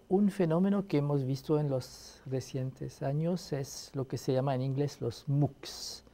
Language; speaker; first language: Spanish; non-native, fluent; Arabic